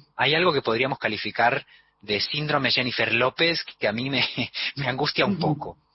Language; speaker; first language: Spanish; native; Spanish